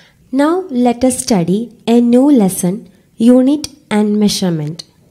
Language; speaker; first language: English; non-native, local second language; Malayalam